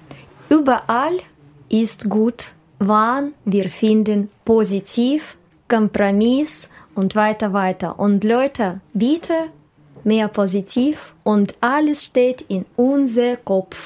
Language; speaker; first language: German; non-native, learner; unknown